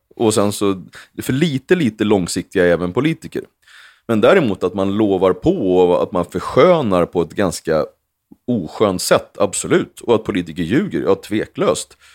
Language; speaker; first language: Swedish; native; Swedish